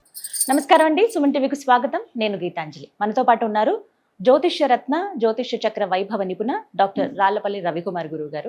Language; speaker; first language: Telugu; native; Telugu